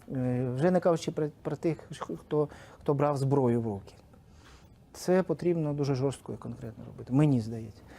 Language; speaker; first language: Ukrainian; non-native, local second language; Russian